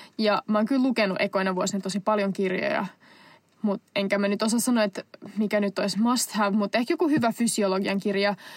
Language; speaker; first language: Finnish; non-native, local second language; Swedish